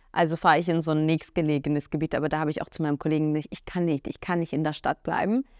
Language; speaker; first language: German; early bilingual, other home language; Arabic